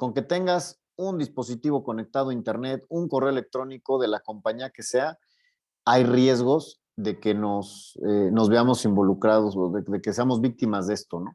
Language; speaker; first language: Spanish; native; Spanish